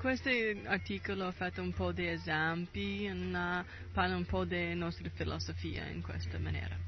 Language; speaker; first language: Italian; non-native, learner; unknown